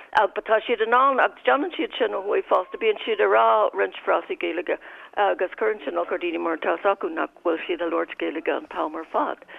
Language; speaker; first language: Irish; non-native, local second language; English